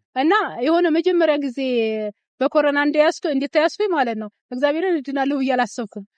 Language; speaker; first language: Amharic; native; Amharic